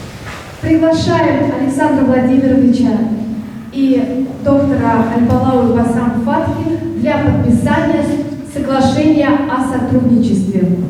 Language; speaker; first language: Russian; native; Russian